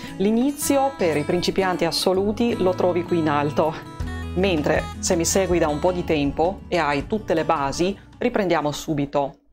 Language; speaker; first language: Italian; non-native, fluent; Russian